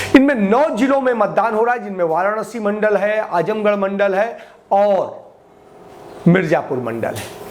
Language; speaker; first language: Hindi; native; Hindi